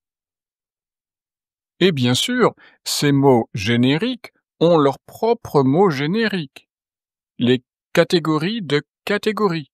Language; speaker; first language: French; native; French